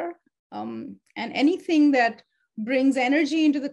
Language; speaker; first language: English; non-native, local second language; Hindi